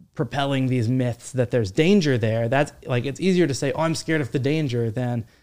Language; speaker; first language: English; native; English